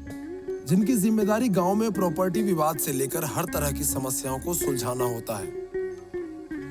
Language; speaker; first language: Hindi; native; Hindi